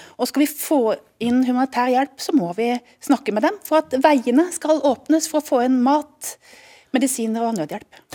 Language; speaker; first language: Norwegian; native; Norwegian